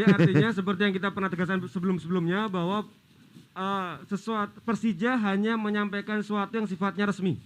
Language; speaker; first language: Indonesian; native; Indonesian